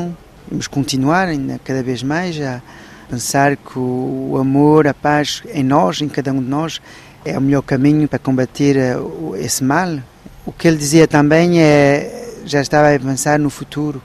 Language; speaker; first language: Portuguese; early bilingual, heritage; Portuguese